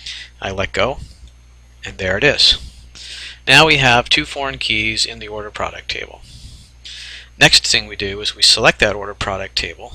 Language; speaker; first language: English; native; English